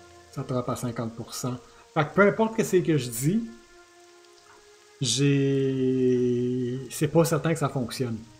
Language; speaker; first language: French; native; French